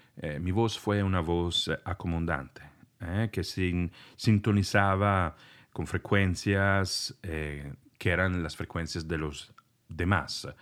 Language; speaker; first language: Spanish; non-native, fluent; Italian